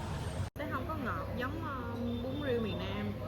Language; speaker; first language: Vietnamese; early bilingual, heritage; Vietnamese